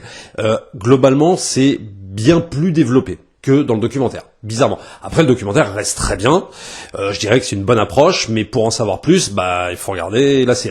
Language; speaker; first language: French; native; French